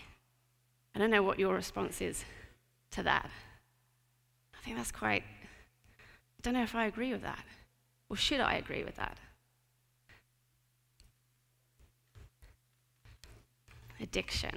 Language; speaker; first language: English; native; English